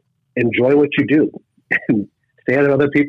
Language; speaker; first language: English; native; English